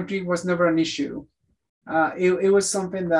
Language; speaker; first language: English; non-native, fluent; Spanish